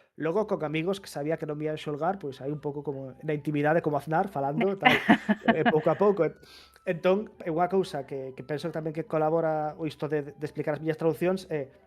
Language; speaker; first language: Galician; non-native, local second language; Spanish